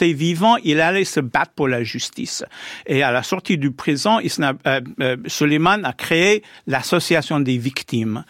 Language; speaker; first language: French; non-native, fluent; English